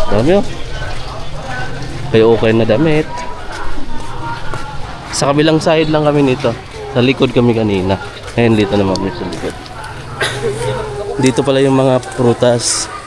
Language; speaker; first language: Filipino; non-native, local second language; Waray